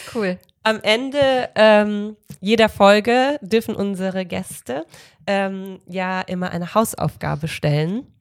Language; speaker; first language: German; native; German